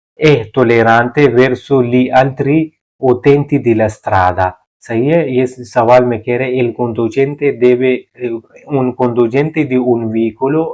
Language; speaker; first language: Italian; non-native, learner; Urdu